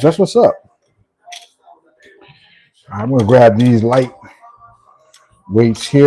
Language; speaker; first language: English; native; English